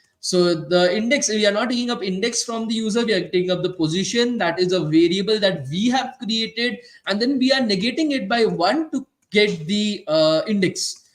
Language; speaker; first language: English; non-native, local second language; Hindi